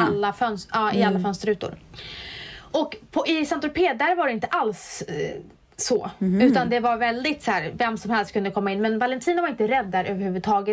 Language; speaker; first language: Swedish; native; Swedish